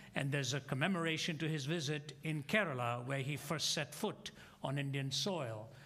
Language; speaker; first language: English; non-native, local second language; Hindi